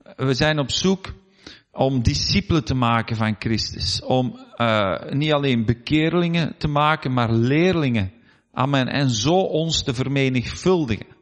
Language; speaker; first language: Dutch; native; Dutch